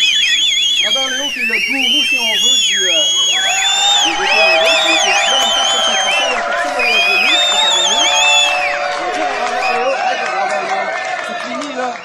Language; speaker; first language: French; native; French